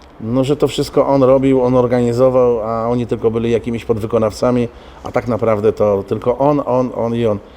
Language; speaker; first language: Polish; native; Polish